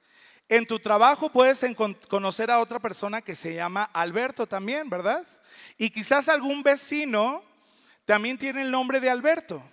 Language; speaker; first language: Spanish; native; Spanish